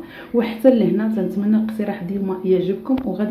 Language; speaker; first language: Arabic; native; Arabic